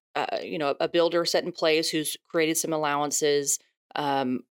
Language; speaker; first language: English; native; English